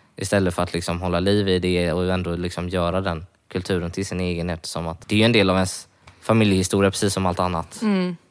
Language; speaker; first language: Swedish; native; Swedish